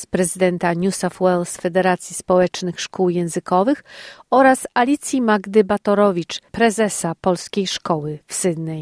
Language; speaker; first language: Polish; native; Polish